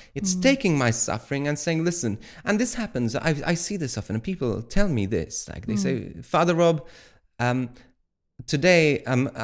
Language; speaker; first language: English; native; English